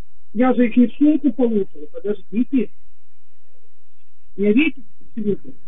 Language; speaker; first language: Russian; native; Russian